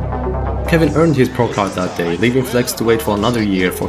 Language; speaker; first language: English; native; English